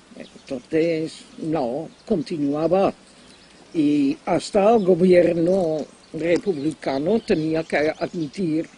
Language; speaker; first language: Spanish; non-native, fluent; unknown